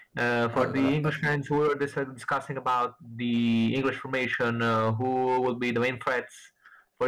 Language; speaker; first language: English; non-native, fluent; Italian